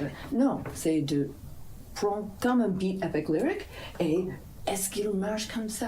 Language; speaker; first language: French; non-native, fluent; English